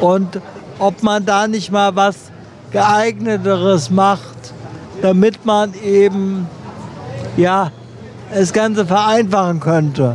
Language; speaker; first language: German; native; German